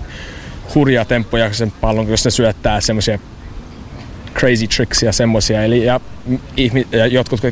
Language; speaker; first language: Finnish; non-native, learner; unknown